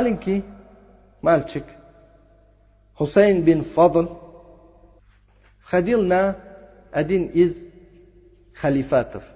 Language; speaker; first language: Russian; non-native, local second language; Uzbek